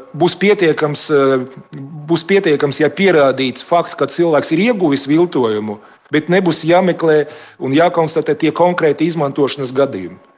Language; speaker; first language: Latvian; non-native, local second language; Russian